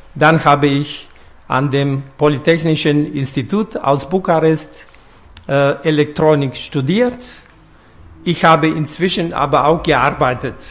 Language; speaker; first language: German; non-native, fluent; Romanian